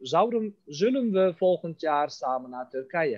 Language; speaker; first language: Dutch; non-native, fluent; Turkish